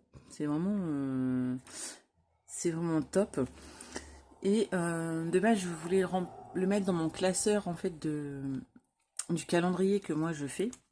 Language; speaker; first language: French; native; French